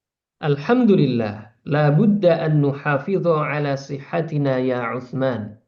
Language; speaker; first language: Arabic; non-native, fluent; Indonesian